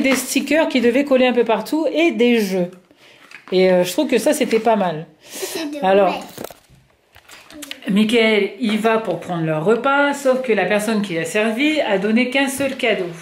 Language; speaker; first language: French; native; French